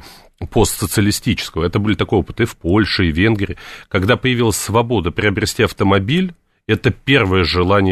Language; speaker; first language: Russian; native; Russian